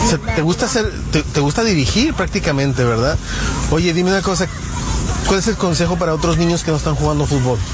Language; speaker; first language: Spanish; native; Spanish